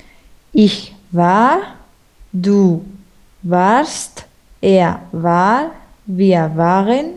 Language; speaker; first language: German; non-native, learner; Spanish